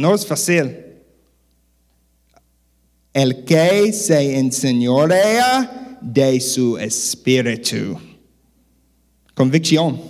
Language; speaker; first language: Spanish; non-native, learner; English